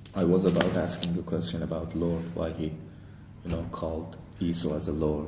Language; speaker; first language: English; non-native, learner; Persian